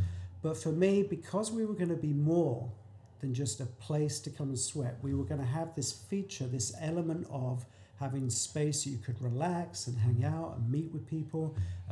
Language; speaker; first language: English; native; English